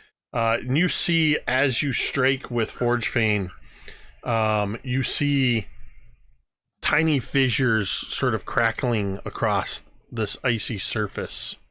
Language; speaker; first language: English; native; English